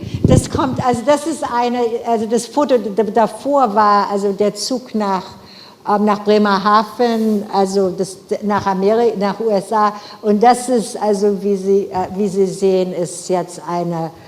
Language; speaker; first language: German; non-native, fluent; English